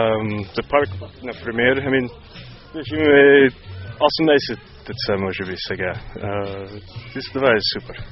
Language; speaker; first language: Bulgarian; non-native, learner; English